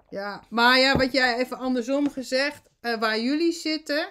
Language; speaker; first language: Dutch; native; Dutch